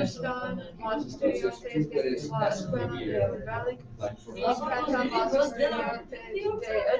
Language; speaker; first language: Spanish; non-native, learner; English